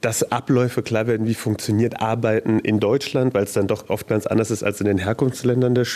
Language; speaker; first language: German; native; German